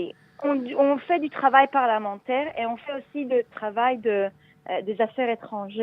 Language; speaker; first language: French; non-native, learner; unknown